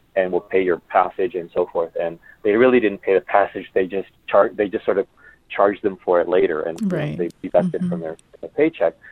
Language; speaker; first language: English; early bilingual, other home language; Spanish